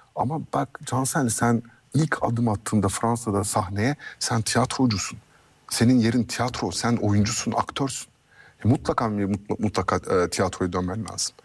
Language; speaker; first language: Turkish; early bilingual, heritage; Turkish